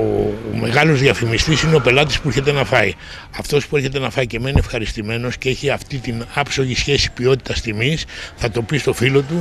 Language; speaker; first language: Greek; native; Greek